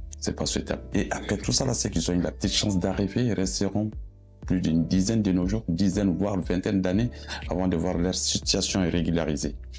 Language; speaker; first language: French; non-native, local second language; Bambara